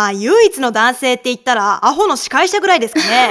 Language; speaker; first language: Japanese; native; Japanese